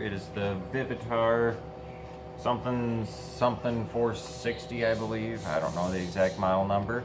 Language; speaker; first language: English; native; English